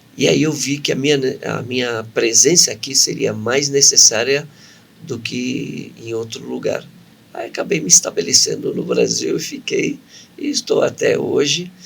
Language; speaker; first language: Portuguese; early bilingual, other home language; Arabic